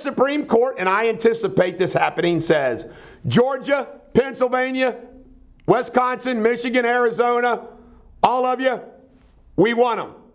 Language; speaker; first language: English; native; English